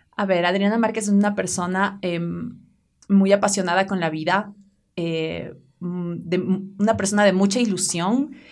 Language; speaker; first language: Spanish; native; Spanish